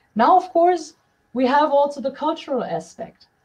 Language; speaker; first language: English; non-native, fluent; German